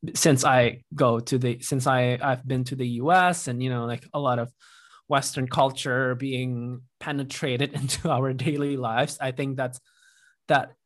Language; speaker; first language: English; non-native, fluent; Indonesian